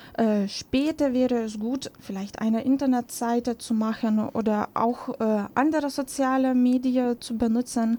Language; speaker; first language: German; non-native, fluent; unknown